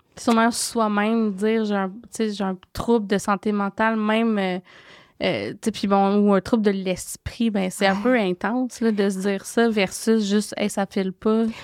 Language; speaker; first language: French; native; French